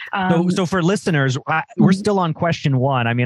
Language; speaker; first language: English; native; English